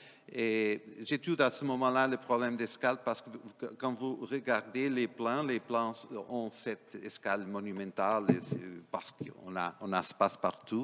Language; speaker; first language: French; non-native, fluent; Portuguese